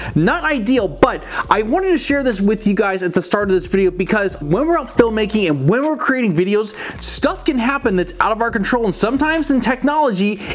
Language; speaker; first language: English; native; English